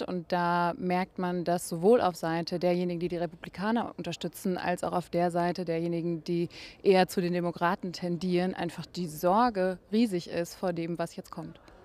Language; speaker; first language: German; native; German